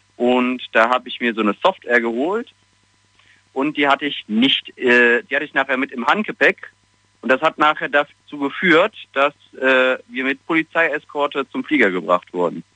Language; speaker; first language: German; non-native, fluent; Italian